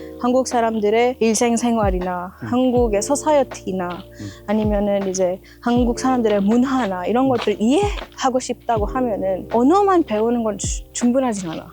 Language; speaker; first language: Korean; non-native, fluent; Kannada